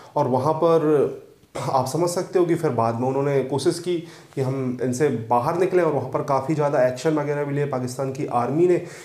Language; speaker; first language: Hindi; native; Hindi